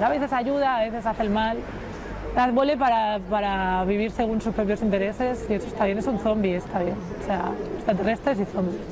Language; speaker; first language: Spanish; native; Spanish